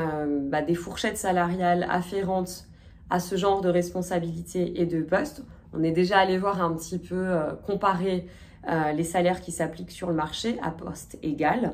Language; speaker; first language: French; native; French